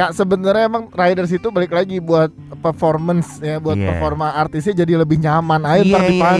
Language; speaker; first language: Indonesian; native; Indonesian